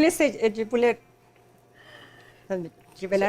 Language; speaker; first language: French; non-native, learner; Spanish